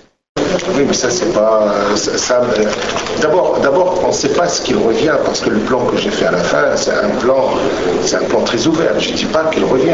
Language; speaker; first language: French; non-native, local second language; Arabic